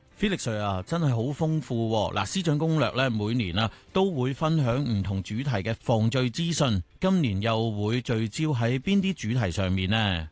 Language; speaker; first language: Cantonese; native; Cantonese